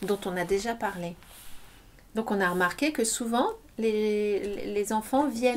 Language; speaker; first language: French; native; French